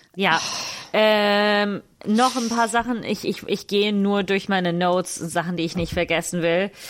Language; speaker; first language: German; native; German